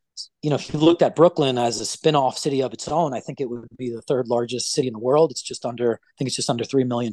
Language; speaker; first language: English; native; English